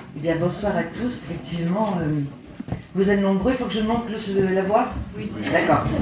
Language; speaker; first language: French; native; French